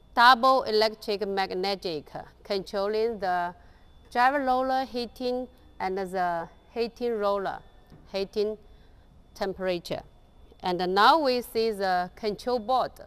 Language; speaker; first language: English; non-native, learner; Chinese